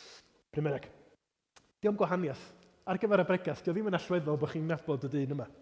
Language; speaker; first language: Welsh; native; Welsh